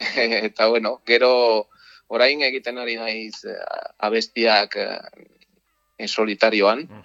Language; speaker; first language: Basque; non-native, learner; Italian